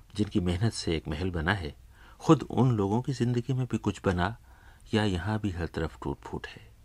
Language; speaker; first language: Urdu; native; Urdu